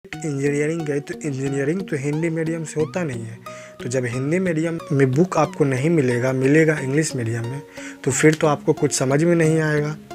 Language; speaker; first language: Hindi; native; Hindi